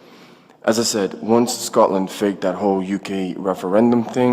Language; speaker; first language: English; native; English